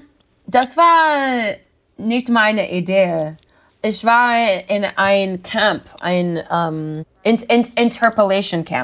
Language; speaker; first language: German; non-native, learner; English